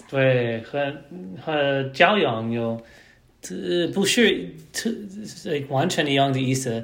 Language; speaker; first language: Chinese; non-native, learner; English